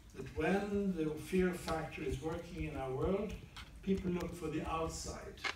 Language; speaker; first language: English; non-native, fluent; Swedish